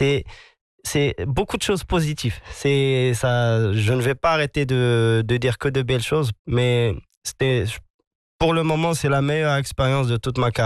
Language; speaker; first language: French; non-native, local second language; Arabic